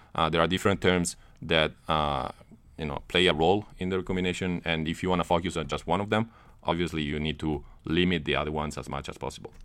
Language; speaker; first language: English; non-native, fluent; Italian